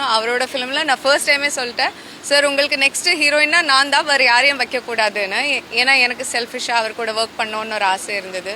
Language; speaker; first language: Tamil; non-native, fluent; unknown